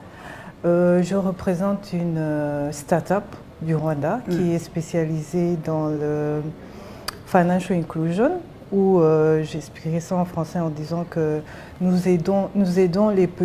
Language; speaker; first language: French; non-native, local second language; Kinyarwanda